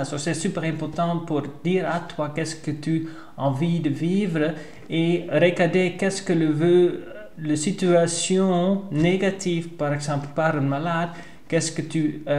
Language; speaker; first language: French; non-native, learner; Dutch